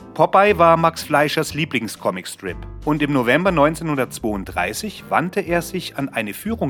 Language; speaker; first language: German; native; German